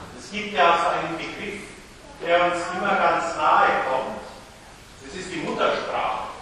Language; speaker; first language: German; native; German